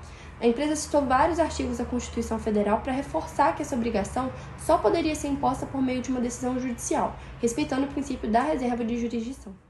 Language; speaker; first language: Portuguese; native; Portuguese